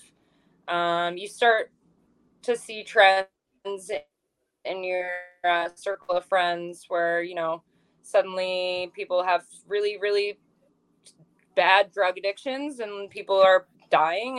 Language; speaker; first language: English; native; English